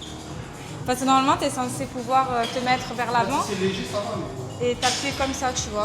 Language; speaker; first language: French; native; French